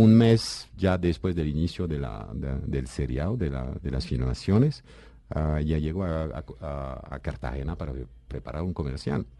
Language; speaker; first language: Spanish; non-native, fluent; French